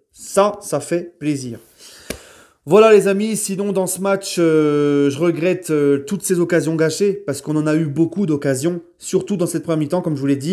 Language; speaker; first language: French; native; French